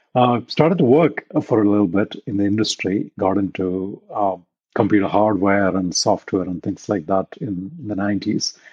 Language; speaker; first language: English; non-native, local second language; Tamil